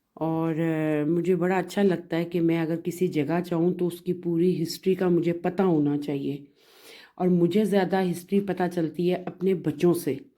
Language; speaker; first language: Urdu; non-native, local second language; Punjabi